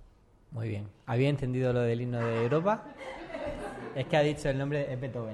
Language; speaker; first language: Spanish; native; Spanish